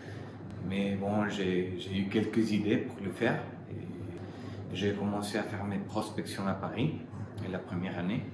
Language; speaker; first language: French; non-native, fluent; Spanish